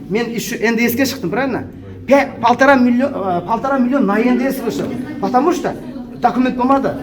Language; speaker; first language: Russian; non-native, local second language; Kazakh